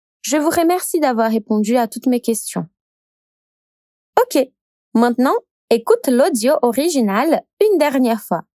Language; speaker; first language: French; non-native, fluent; Portuguese